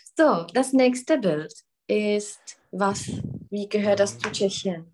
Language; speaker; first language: German; non-native, fluent; Czech